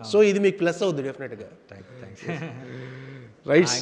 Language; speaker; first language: Telugu; native; Telugu